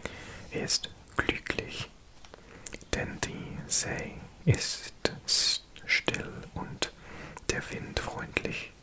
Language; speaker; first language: German; non-native, learner; English